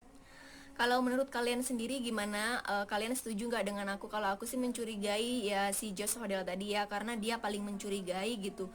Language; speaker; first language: Indonesian; native; Indonesian